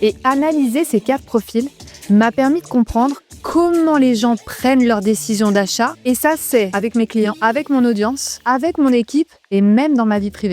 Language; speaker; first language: French; native; French